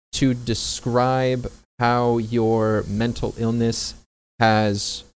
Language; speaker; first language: English; native; English